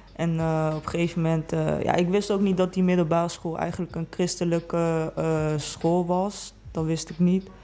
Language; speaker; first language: Dutch; early bilingual, other home language; Portuguese